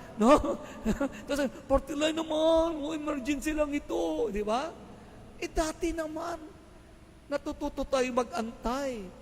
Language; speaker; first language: Filipino; non-native, local second language; Hiligaynon